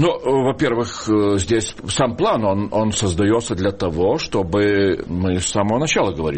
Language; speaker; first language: Russian; non-native, local second language; Lithuanian